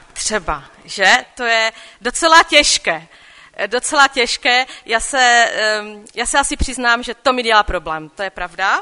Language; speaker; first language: Czech; non-native, local second language; Polish